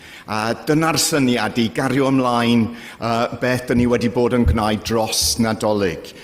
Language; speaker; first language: Welsh; non-native, fluent; English